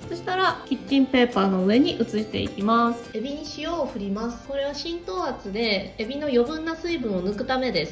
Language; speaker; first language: Japanese; native; Japanese